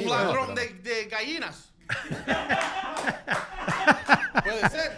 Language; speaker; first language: Spanish; early bilingual, heritage; Spanish